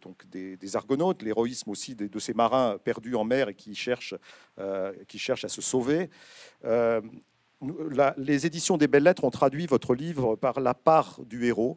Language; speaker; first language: French; native; French